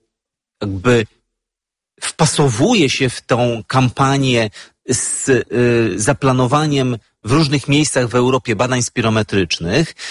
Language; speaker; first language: Polish; native; Polish